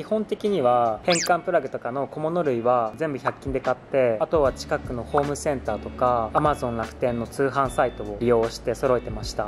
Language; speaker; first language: Japanese; native; Japanese